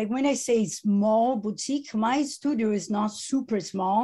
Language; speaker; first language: English; non-native, fluent; Italian